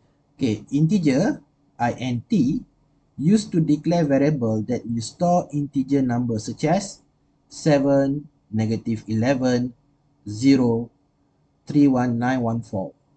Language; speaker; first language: English; non-native, local second language; Malay